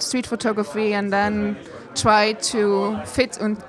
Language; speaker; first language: English; non-native, fluent; Luxembourgish